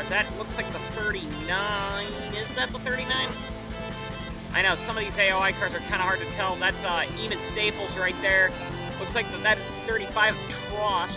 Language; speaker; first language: English; native; English